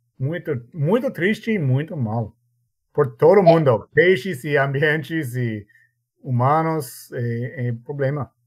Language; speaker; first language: Portuguese; non-native, learner; English